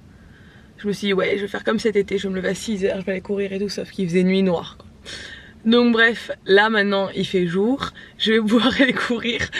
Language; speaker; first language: French; native; French